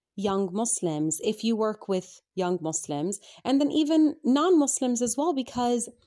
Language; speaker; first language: English; native; English